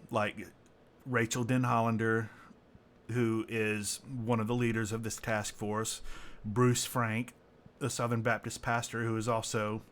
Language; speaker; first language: English; native; English